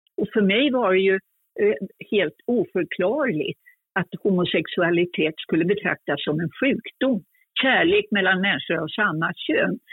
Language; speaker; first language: Swedish; native; Swedish